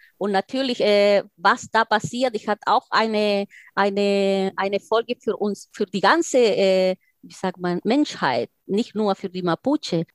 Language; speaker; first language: German; non-native, fluent; Spanish